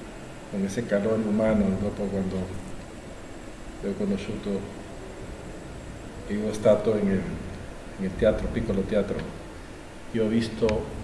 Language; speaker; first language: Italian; non-native, learner; Spanish